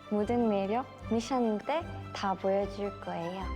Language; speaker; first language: Korean; non-native, fluent; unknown